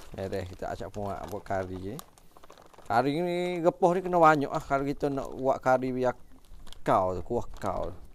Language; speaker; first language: Malay; native; Malay